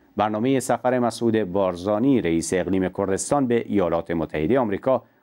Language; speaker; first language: Persian; non-native, local second language; Central Kurdish